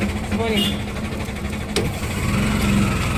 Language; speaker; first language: Russian; non-native, learner; Tajik